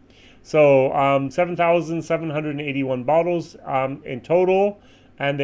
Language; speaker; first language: English; native; English